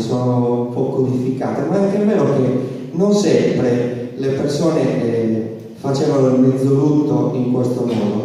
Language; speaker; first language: Italian; native; Italian